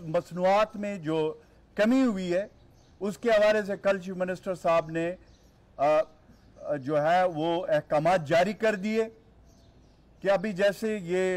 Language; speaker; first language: Urdu; non-native, local second language; Pashto